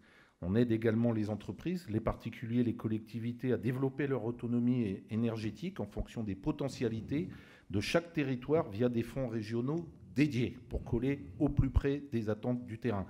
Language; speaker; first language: French; native; French